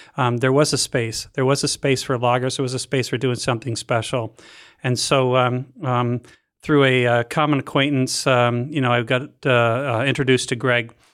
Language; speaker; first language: English; native; English